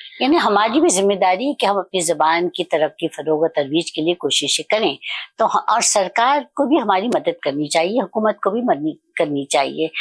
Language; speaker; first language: Urdu; native; Urdu